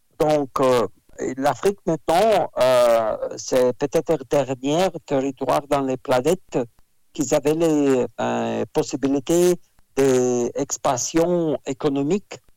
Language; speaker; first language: French; non-native, fluent; Russian